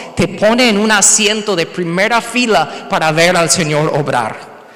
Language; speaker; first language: Spanish; non-native, fluent; English